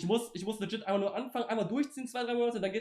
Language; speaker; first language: German; native; German